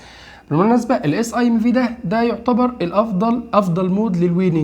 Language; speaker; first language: Arabic; native; Arabic